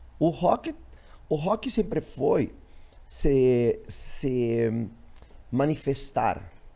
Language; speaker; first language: Portuguese; non-native, fluent; Spanish